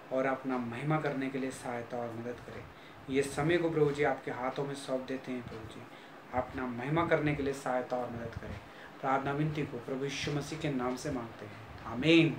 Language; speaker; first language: Hindi; non-native, local second language; Telugu